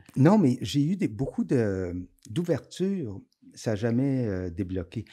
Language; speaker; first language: French; native; French